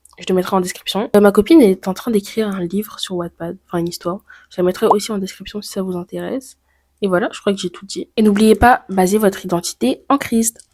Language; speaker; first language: French; native; French